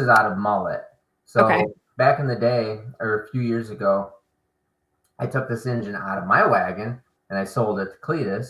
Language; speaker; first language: English; native; English